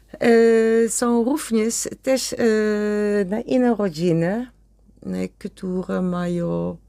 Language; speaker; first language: Polish; non-native, learner; Dutch